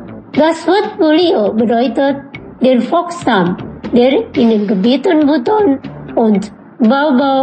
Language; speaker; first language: German; non-native, fluent; Indonesian